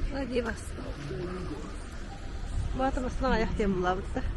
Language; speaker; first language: Russian; non-native, local second language; Yakut